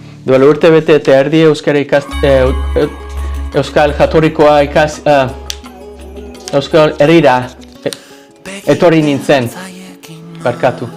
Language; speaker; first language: Basque; non-native, learner; English